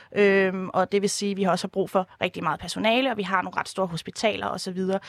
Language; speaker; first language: Danish; native; Danish